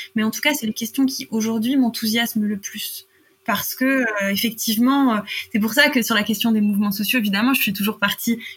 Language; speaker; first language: French; native; French